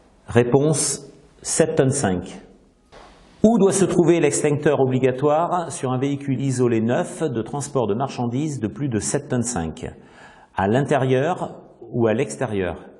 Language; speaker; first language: French; native; French